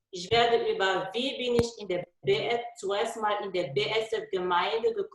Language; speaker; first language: German; non-native, learner; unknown